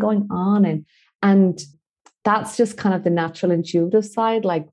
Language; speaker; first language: English; native; English